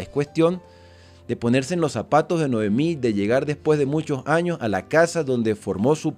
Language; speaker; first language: Spanish; native; Spanish